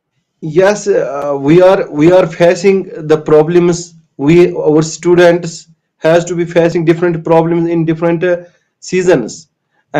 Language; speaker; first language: English; non-native, local second language; Kashmiri